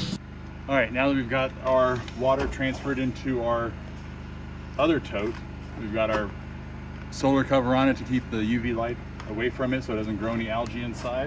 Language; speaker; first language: English; native; English